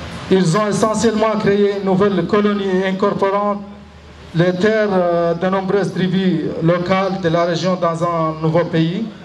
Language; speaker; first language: French; non-native, local second language; Arabic